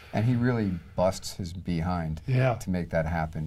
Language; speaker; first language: English; native; English